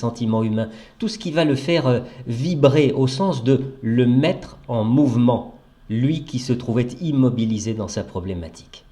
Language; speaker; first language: French; native; French